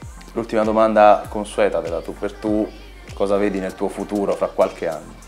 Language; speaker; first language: Italian; native; Italian